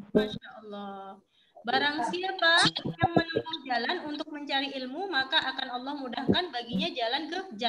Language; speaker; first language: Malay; non-native, local second language; Javanese